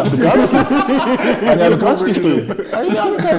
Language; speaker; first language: Russian; non-native, learner; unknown